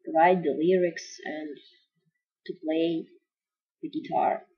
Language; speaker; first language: English; non-native, fluent; Russian